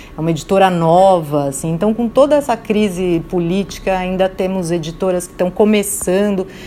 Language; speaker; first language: Portuguese; native; Portuguese